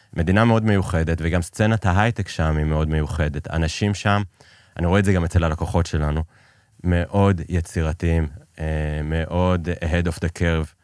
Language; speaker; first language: Hebrew; early bilingual, other home language; Persian